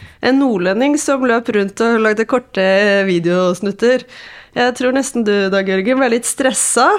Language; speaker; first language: Norwegian; native; Norwegian